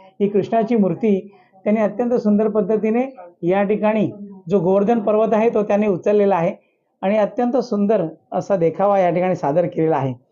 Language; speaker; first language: Marathi; non-native, local second language; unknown